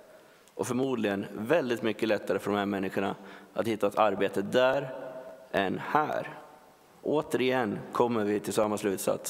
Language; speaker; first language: Swedish; native; Swedish